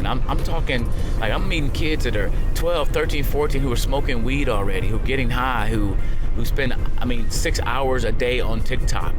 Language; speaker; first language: English; native; English